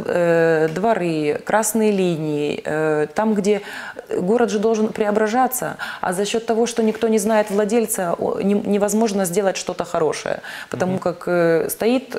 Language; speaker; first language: Russian; native; Russian